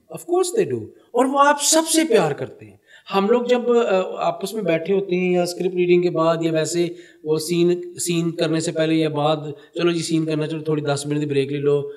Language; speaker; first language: Urdu; early bilingual, heritage; Punjabi